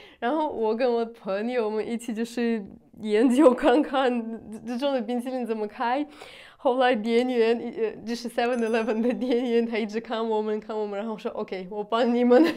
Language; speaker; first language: Chinese; non-native, fluent; Russian